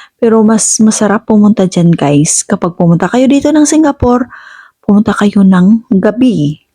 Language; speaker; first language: Filipino; non-native, local second language; Hiligaynon